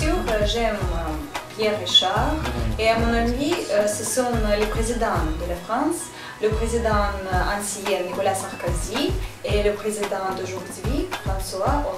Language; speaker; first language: French; non-native, learner; Russian